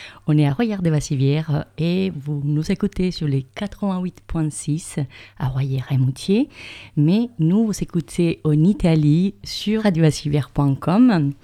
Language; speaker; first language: French; native; French